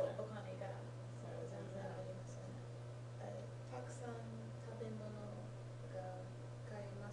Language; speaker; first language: Japanese; non-native, learner; English